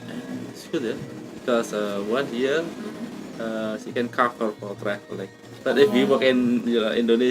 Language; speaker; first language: English; non-native, learner; Indonesian